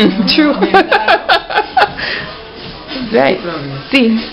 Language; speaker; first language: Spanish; non-native, learner; English